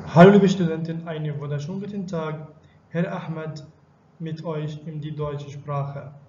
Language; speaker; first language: German; non-native, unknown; Arabic